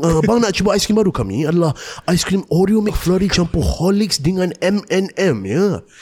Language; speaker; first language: Malay; non-native, fluent; English